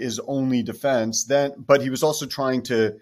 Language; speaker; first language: English; native; English